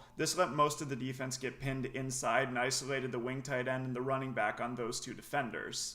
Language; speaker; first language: English; native; English